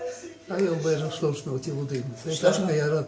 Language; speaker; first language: Hebrew; non-native, fluent; Romanian